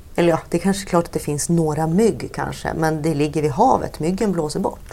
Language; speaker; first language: Swedish; native; Swedish